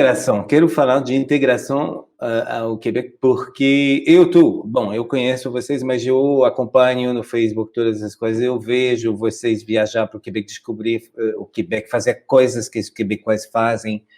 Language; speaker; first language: Portuguese; non-native, fluent; French